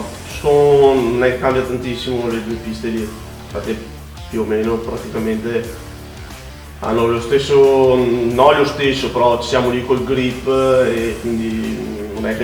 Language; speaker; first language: Italian; native; Italian